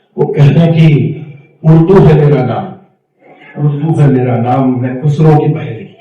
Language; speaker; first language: Urdu; non-native, local second language; Marathi